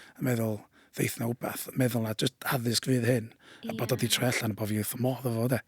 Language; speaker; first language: Welsh; native; Welsh